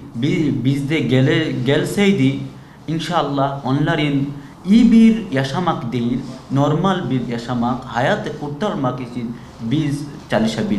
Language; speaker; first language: Turkish; non-native, learner; Bangla